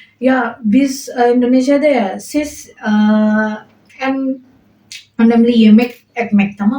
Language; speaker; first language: Turkish; non-native, learner; Indonesian